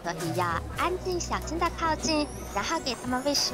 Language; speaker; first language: Chinese; native; Chinese